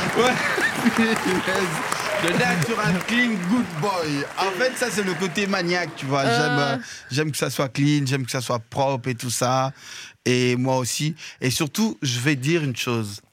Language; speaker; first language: French; non-native, local second language; Lingala